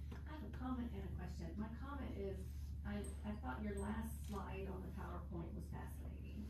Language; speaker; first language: English; native; English